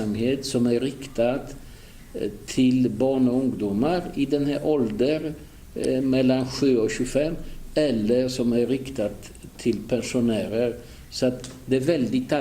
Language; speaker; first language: Swedish; non-native, fluent; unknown